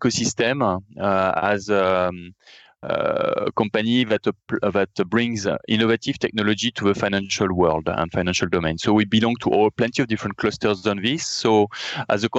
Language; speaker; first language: English; non-native, fluent; French